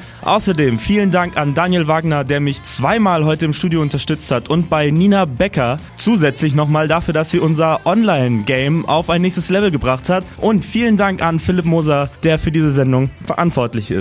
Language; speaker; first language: German; native; German